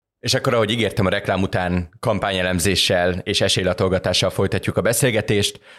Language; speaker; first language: Hungarian; native; Hungarian